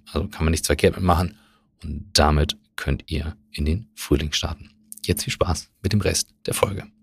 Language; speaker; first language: German; native; German